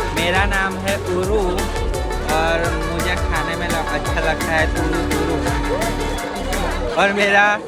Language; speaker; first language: Hindi; non-native, local second language; Gujarati